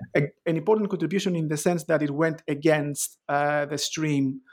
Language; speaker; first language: English; non-native, fluent; Greek